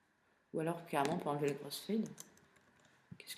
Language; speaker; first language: French; native; French